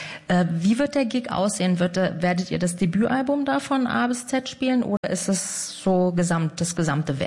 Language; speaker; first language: German; native; German